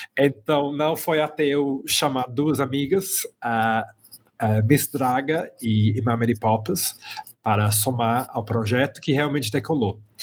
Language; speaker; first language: Portuguese; non-native, fluent; English